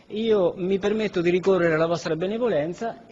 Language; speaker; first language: Italian; native; Italian